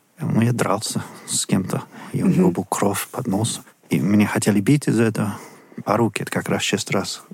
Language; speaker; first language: Russian; non-native, fluent; English